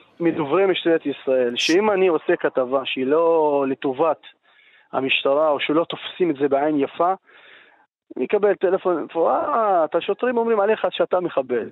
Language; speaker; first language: Hebrew; non-native, local second language; Arabic